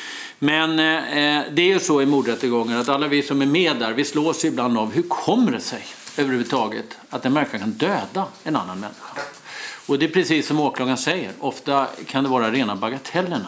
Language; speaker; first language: Swedish; native; Swedish